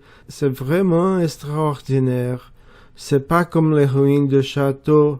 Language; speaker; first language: French; non-native, learner; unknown